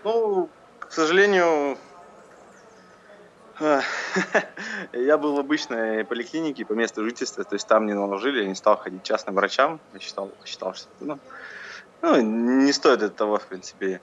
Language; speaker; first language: Russian; native; Russian